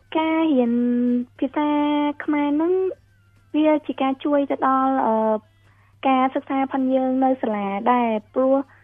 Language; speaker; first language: Khmer; early bilingual, heritage; Khmer